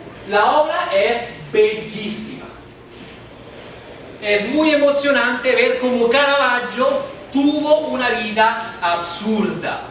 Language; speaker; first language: Spanish; non-native, fluent; Italian